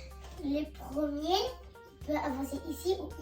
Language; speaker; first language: French; early bilingual, other home language; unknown